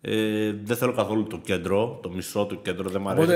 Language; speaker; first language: Greek; native; Greek